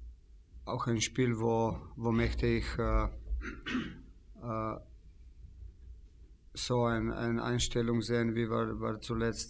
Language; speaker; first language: German; non-native, fluent; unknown